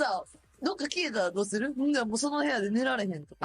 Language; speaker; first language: Japanese; native; Japanese